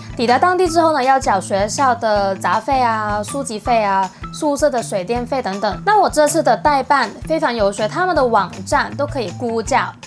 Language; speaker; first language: Chinese; non-native, local second language; Cantonese